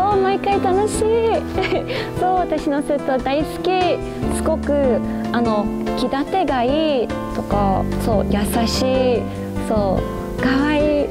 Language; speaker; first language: Japanese; non-native, learner; English